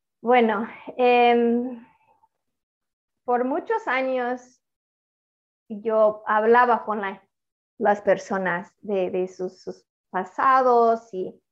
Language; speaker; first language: Spanish; non-native, fluent; Italian